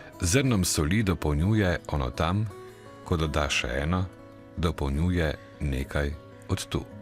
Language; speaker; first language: Slovenian; native; Slovenian